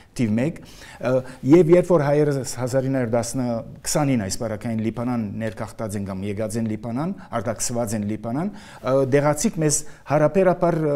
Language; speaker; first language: Armenian; early bilingual, heritage; Armenian